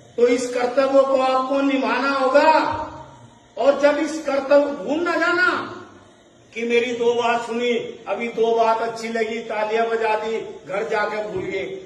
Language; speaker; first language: Hindi; native; Hindi